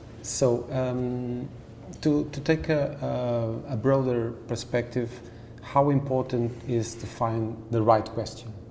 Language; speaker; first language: English; non-native, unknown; Portuguese